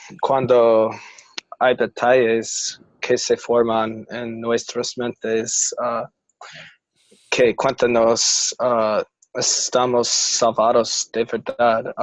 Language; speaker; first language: Spanish; non-native, learner; English